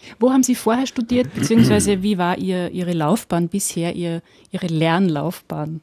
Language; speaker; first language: German; native; German